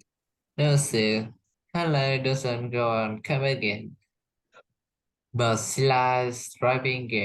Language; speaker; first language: English; non-native, learner; Vietnamese